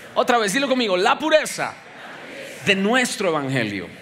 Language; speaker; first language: Spanish; native; Spanish